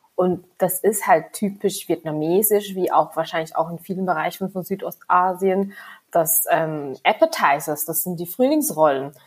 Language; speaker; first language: German; early bilingual, other home language; Vietnamese